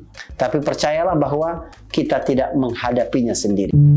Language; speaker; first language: Indonesian; native; Indonesian